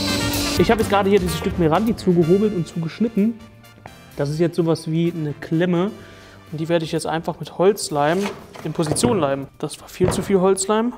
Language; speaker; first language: German; native; German